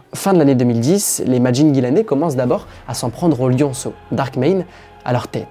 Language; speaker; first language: French; native; French